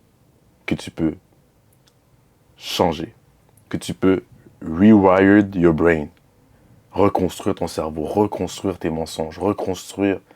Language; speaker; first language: French; native; French